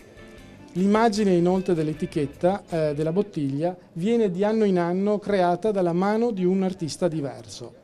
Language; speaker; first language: Italian; native; Italian